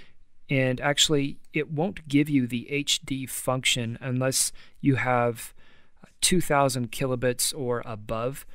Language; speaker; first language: English; native; English